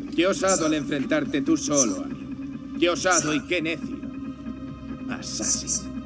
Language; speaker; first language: Spanish; native; Spanish